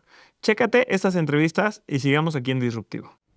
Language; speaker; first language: Spanish; native; Spanish